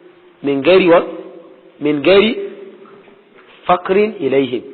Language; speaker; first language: Arabic; non-native, fluent; Yoruba